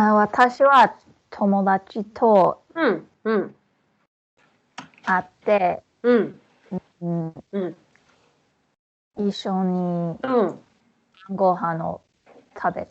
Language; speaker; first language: Japanese; non-native, fluent; English